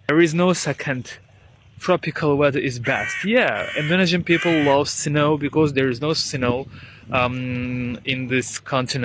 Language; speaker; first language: English; non-native, fluent; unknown